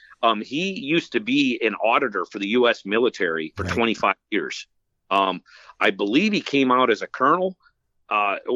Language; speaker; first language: English; native; English